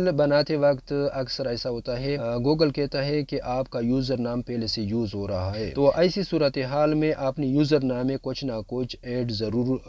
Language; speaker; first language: Urdu; non-native, local second language; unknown